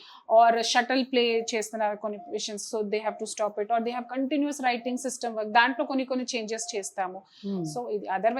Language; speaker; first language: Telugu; non-native, fluent; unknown